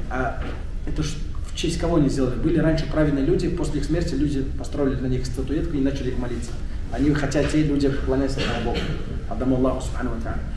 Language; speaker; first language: Russian; non-native, local second language; Tatar